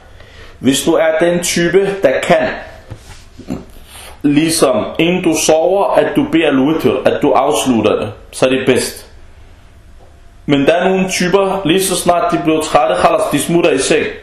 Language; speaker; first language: Danish; non-native, fluent; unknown